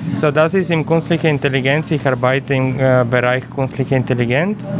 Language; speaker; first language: German; non-native, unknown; Bulgarian